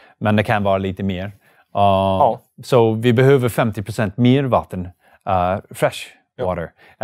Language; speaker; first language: Swedish; non-native, learner; English